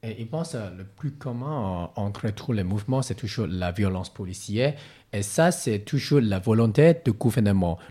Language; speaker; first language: French; non-native, learner; Cantonese